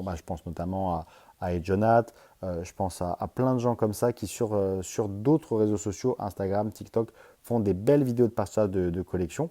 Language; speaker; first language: French; native; French